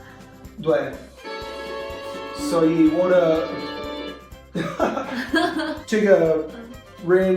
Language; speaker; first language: Chinese; non-native, learner; English